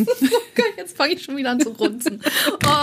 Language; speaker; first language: German; native; German